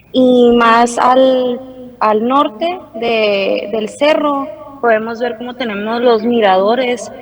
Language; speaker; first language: Spanish; early bilingual, heritage; Spanish